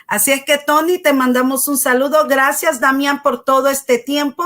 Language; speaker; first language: Spanish; native; Spanish